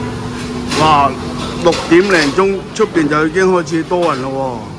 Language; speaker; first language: Cantonese; native; Cantonese